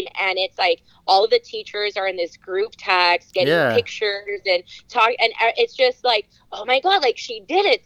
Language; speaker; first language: English; native; English